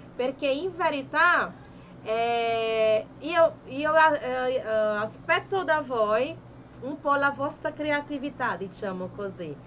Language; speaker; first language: Italian; non-native, fluent; Portuguese